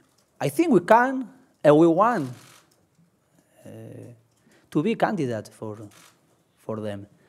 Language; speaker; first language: English; non-native, learner; Spanish